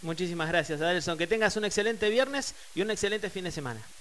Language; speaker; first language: Spanish; native; Spanish